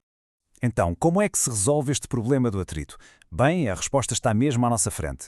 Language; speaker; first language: Portuguese; native; Portuguese